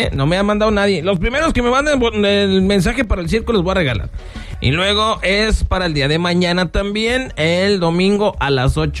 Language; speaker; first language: Spanish; native; Spanish